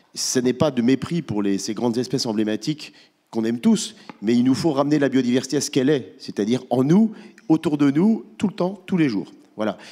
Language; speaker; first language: French; native; French